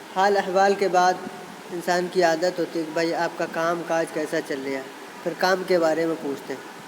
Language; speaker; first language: Urdu; native; Urdu